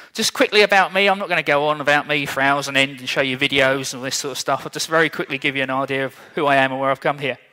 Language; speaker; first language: English; native; English